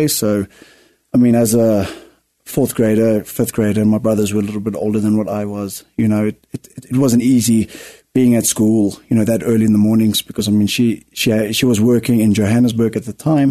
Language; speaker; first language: English; non-native, local second language; Afrikaans